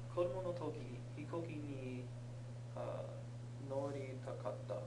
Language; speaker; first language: Japanese; non-native, learner; English